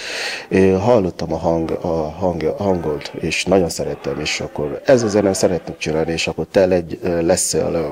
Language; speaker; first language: Hungarian; non-native, learner; Yoruba